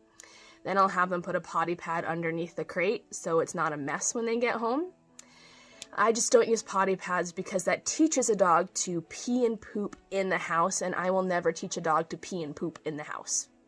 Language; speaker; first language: English; native; English